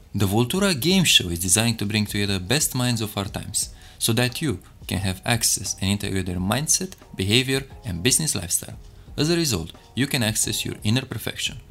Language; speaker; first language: English; non-native, fluent; Romanian